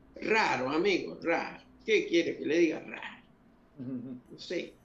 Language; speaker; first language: Spanish; early bilingual, other home language; Guarani